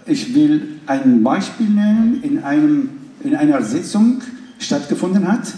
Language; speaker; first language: German; non-native, fluent; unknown